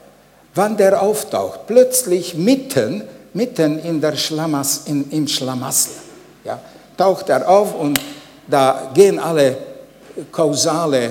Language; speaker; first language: German; non-native, fluent; Hungarian